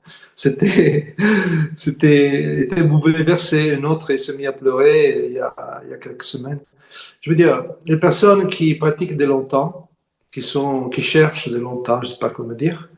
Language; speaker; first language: French; non-native, fluent; Italian